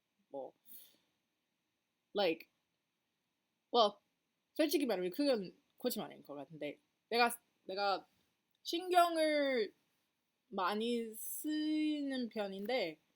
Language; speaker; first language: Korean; non-native, learner; English